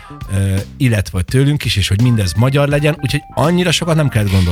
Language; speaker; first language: Hungarian; native; Hungarian